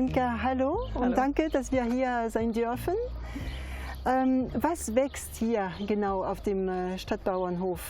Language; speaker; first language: German; non-native, fluent; French